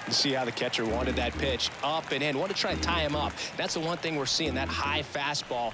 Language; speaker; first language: English; native; English